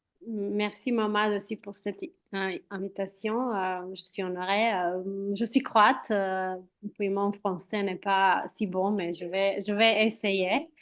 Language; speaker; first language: French; non-native, fluent; Croatian